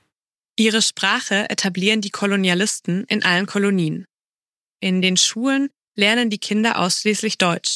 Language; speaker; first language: German; native; German